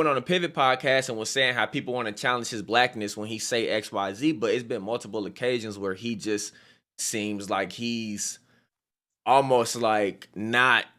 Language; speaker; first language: English; native; English